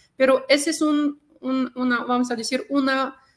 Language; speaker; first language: Spanish; non-native, fluent; Arabic